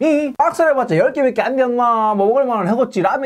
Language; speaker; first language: Korean; native; Korean